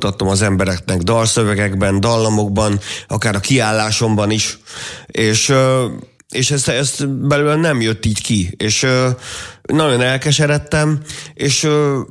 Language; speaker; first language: Hungarian; native; Hungarian